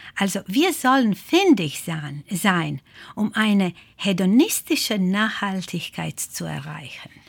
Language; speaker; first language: German; non-native, fluent; Croatian